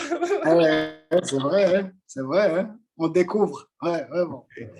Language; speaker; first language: French; non-native, local second language; Arabic